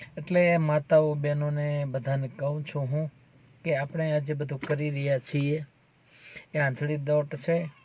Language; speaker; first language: Gujarati; native; Gujarati